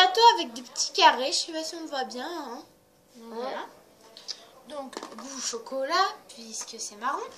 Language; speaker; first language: French; native; French